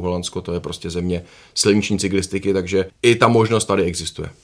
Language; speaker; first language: Czech; native; Czech